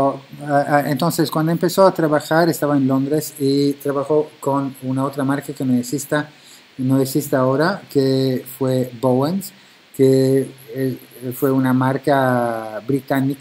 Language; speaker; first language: Spanish; non-native, fluent; Italian